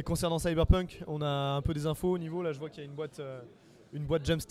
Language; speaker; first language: French; native; French